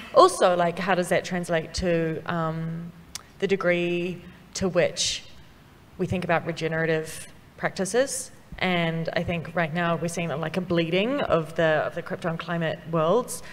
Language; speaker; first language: English; native; English